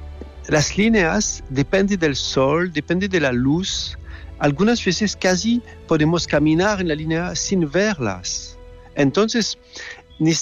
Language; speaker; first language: Spanish; non-native, learner; French